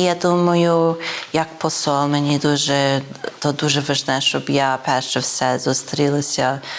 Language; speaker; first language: Ukrainian; early bilingual, heritage; Ukrainian